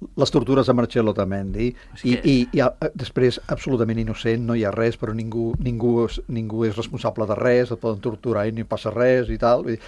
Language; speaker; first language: Catalan; native; Catalan